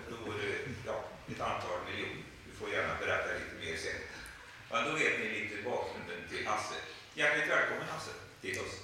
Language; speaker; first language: Swedish; native; Swedish